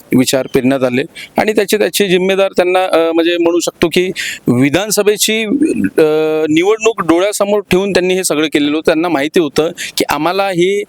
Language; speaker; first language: Marathi; native; Marathi